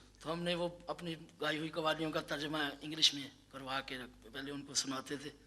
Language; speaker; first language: Urdu; non-native, local second language; Punjabi